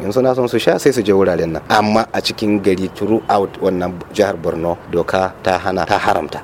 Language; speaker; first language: Hausa; non-native, local second language; Kanuri